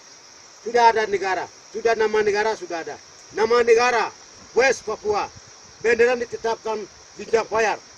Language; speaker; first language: Indonesian; non-native, local second language; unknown